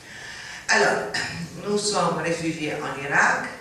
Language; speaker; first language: French; non-native, fluent; Arabic